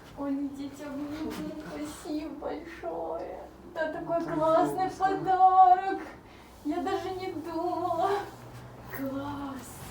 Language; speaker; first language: Russian; native; Russian